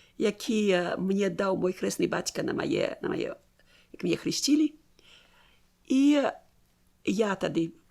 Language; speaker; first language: Belarusian; native; Belarusian